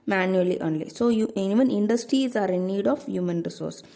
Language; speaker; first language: English; non-native, local second language; Tamil